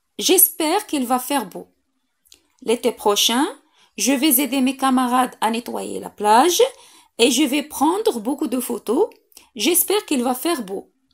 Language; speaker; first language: French; non-native, local second language; Arabic